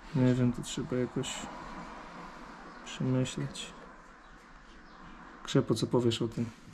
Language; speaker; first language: Polish; native; Polish